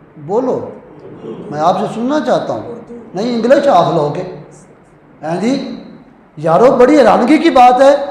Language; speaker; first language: Urdu; non-native, local second language; Punjabi